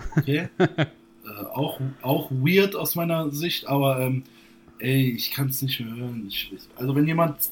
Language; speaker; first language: German; native; German